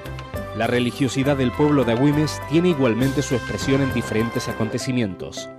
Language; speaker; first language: Spanish; native; Spanish